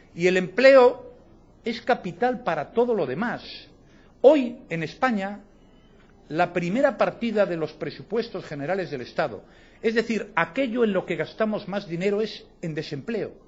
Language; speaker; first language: Spanish; native; Spanish